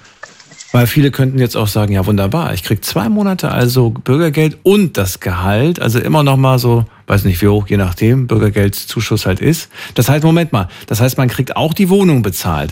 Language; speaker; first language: German; native; German